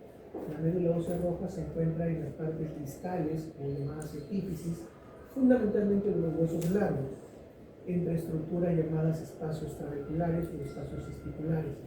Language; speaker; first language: Spanish; native; Spanish